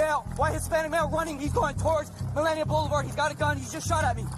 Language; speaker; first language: English; native; English